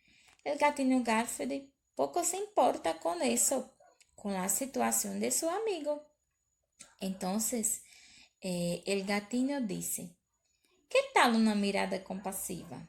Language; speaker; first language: Spanish; non-native, learner; Portuguese